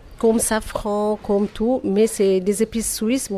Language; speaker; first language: French; non-native, learner; Persian